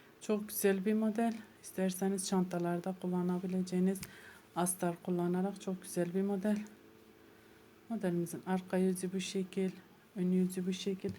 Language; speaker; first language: Turkish; native; Turkish